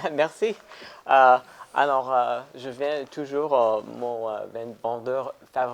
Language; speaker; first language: French; non-native, learner; English